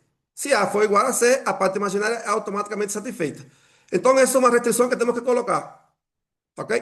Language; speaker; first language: Portuguese; non-native, fluent; Spanish